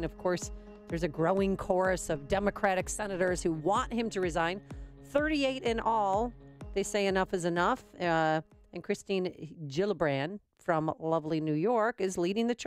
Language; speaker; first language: English; native; English